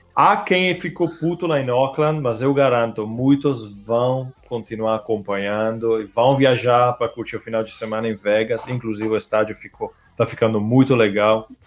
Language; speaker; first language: Portuguese; non-native, fluent; Italian